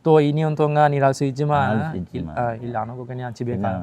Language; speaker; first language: Korean; non-native, fluent; Sinhala